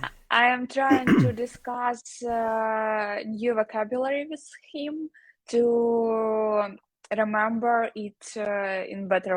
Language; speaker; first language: English; non-native, learner; Ukrainian